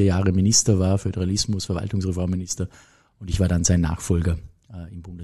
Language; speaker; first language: German; native; German